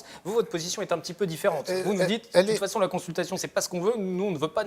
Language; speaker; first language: French; native; French